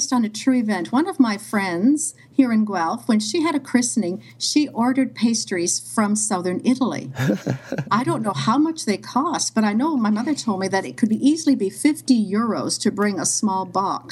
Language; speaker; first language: English; native; English